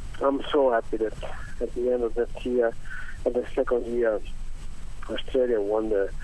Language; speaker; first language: English; non-native, learner; Italian